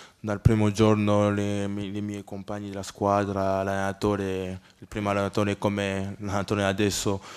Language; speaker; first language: Italian; non-native, learner; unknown